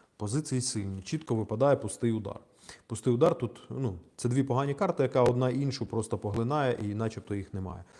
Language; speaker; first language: Ukrainian; non-native, local second language; Russian